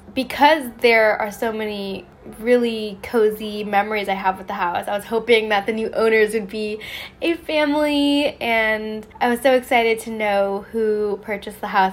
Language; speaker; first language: English; native; English